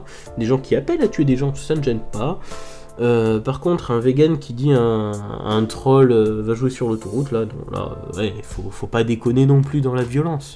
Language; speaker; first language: French; native; French